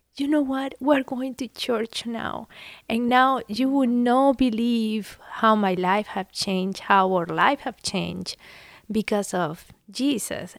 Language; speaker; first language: English; non-native, fluent; Spanish